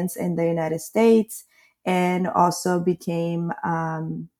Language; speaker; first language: English; non-native, fluent; Spanish